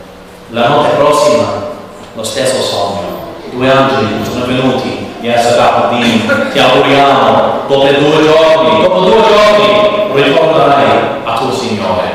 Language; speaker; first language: Italian; non-native, learner; English